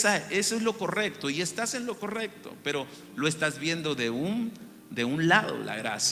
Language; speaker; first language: Spanish; native; Spanish